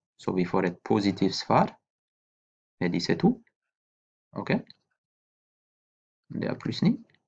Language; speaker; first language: Norwegian; non-native, fluent; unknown